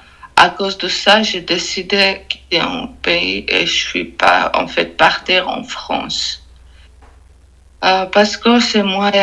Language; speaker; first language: French; non-native, learner; Georgian